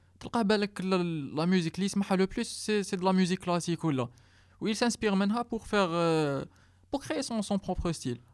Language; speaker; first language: French; non-native, local second language; Arabic